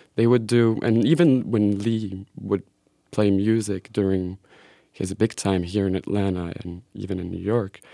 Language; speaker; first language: English; non-native, fluent; French